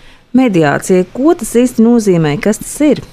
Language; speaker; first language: Latvian; native; Latvian